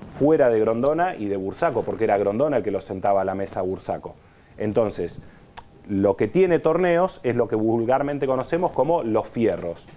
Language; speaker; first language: Spanish; native; Spanish